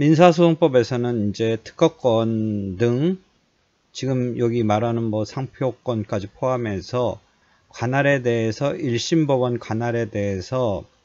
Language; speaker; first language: Korean; native; Korean